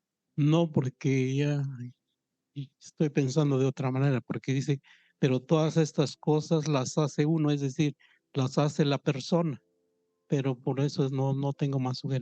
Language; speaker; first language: Spanish; non-native, local second language; Zapotec